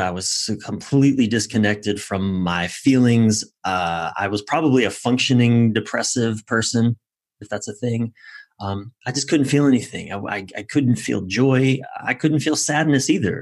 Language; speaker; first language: English; native; English